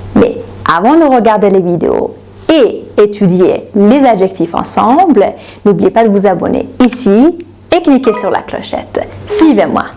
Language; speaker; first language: French; non-native, fluent; Persian